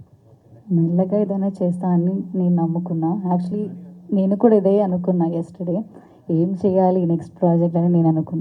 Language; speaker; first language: Telugu; non-native, learner; Malayalam